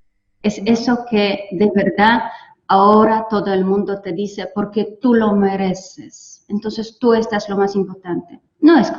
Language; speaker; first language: Spanish; non-native, fluent; Polish